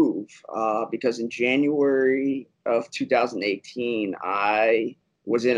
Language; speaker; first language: English; native; English